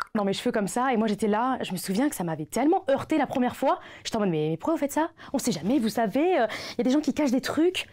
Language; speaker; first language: French; native; French